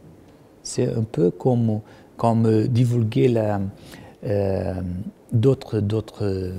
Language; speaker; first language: French; non-native, fluent; Portuguese